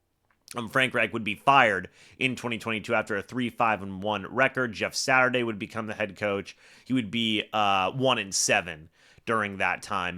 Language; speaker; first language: English; native; English